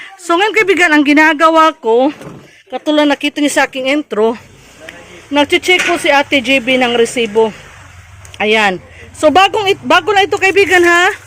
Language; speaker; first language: Filipino; non-native, local second language; Cebuano